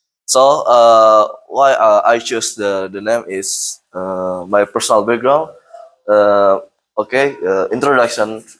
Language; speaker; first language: English; non-native, learner; Indonesian